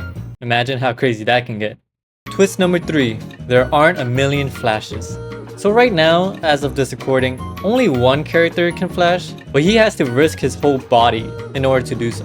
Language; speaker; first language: English; native; English